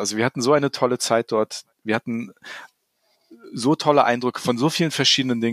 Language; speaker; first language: German; native; German